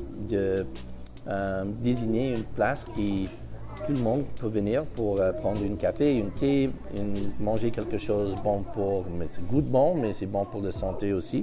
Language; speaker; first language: French; early bilingual, heritage; English